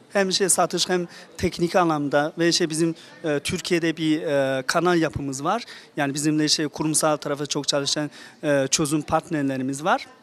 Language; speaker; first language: Turkish; non-native, fluent; Chinese